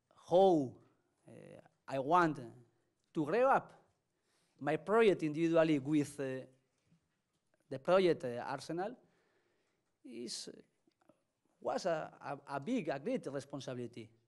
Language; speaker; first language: English; non-native, learner; Spanish